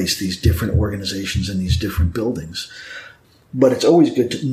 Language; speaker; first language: English; native; English